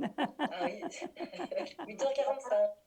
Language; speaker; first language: French; native; French